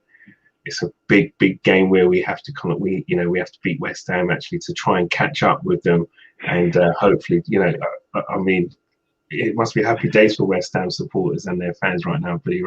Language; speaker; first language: English; native; English